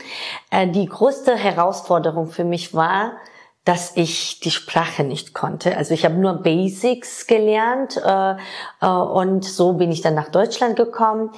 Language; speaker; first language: German; non-native, fluent; Georgian